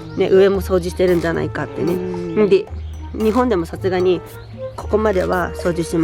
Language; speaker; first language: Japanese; early bilingual, other home language; Filipino